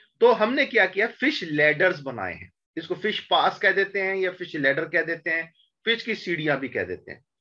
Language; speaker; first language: Hindi; native; Hindi